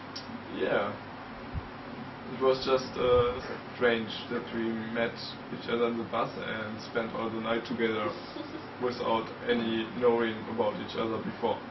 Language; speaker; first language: English; non-native, fluent; German